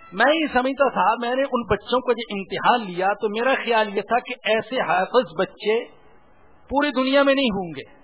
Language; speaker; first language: Urdu; native; Urdu